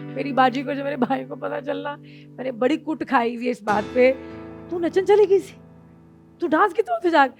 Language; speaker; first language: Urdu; non-native, local second language; Punjabi